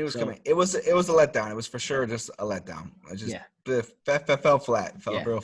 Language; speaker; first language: English; native; English